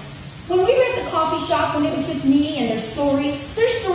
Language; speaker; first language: English; native; English